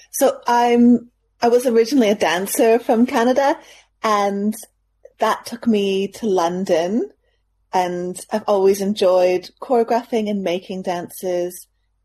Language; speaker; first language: English; native; English